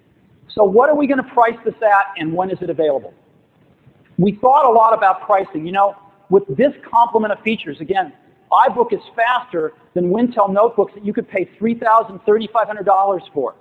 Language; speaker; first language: English; native; English